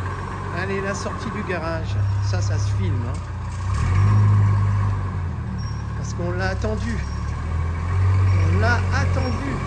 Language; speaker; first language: French; native; French